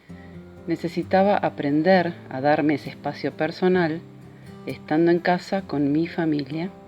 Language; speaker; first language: Spanish; native; Spanish